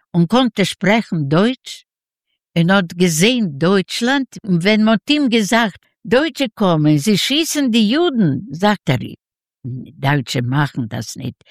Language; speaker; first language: German; non-native, learner; Yiddish